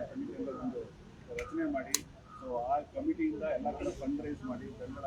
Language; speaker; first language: Kannada; native; Kannada